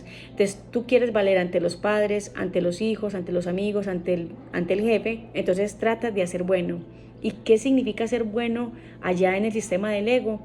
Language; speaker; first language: Spanish; native; Spanish